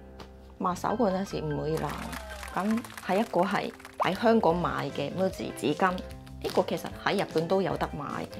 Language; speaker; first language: Cantonese; non-native, fluent; Japanese